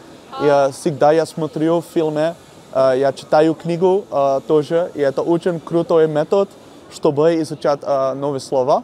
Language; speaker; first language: Russian; non-native, learner; Dutch